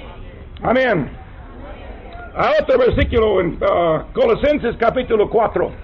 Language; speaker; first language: Spanish; non-native, fluent; English